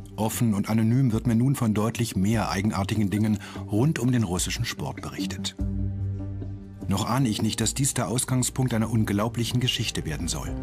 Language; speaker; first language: German; native; German